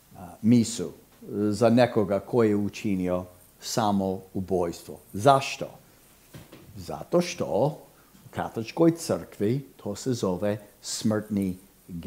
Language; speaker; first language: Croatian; non-native, fluent; English